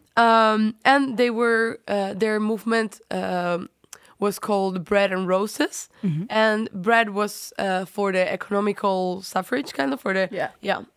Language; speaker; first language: English; non-native, fluent; Spanish